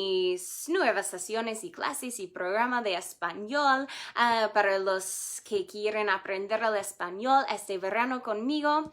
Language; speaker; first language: Spanish; non-native, fluent; English